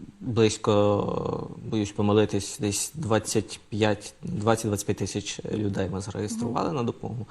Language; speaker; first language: Ukrainian; native; Ukrainian